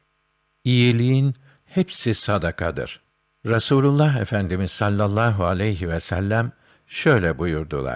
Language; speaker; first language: Turkish; native; Turkish